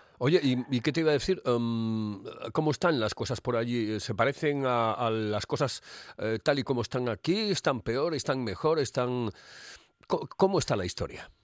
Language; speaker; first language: Spanish; native; Spanish